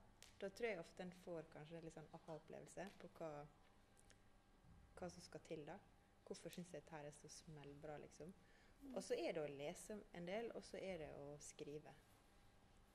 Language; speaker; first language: Norwegian; native; Norwegian